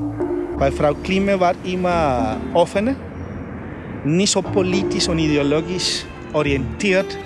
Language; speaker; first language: German; non-native, fluent; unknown